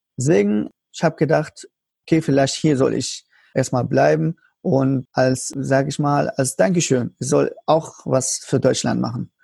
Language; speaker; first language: German; non-native, learner; Arabic